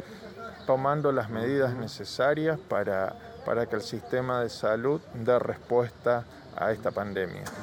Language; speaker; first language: Spanish; native; Spanish